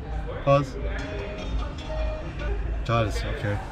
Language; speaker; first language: Korean; early bilingual, heritage; English